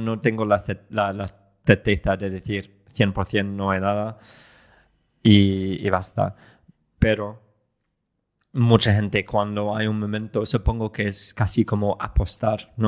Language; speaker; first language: Spanish; non-native, fluent; English